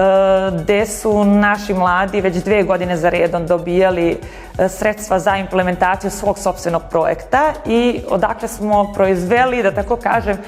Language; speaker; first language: Bosnian; native; Bosnian